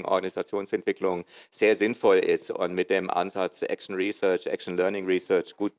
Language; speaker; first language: German; native; German